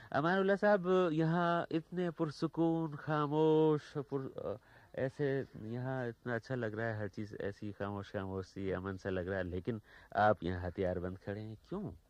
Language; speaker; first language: Urdu; native; Urdu